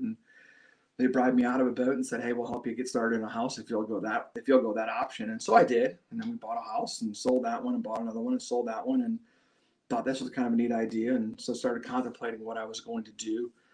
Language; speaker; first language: English; native; English